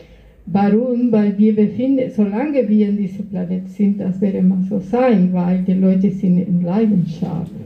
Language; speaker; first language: German; non-native, learner; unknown